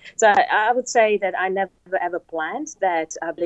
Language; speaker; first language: English; non-native, fluent; Czech